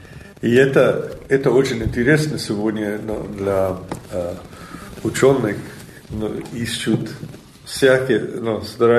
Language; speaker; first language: Russian; non-native, fluent; English